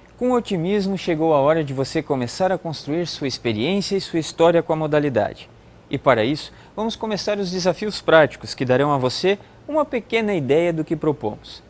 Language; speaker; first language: Portuguese; native; Portuguese